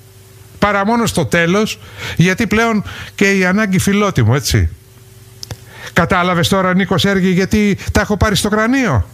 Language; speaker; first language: Greek; native; Greek